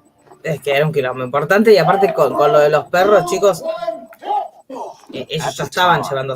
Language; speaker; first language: Spanish; native; Spanish